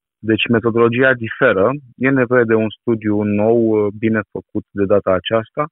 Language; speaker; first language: Romanian; native; Romanian